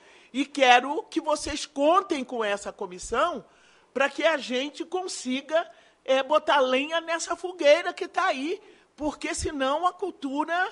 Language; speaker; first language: Portuguese; native; Portuguese